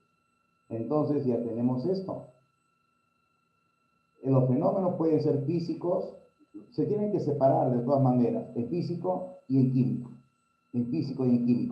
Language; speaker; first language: Spanish; native; Spanish